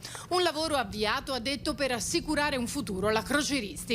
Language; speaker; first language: Italian; native; Italian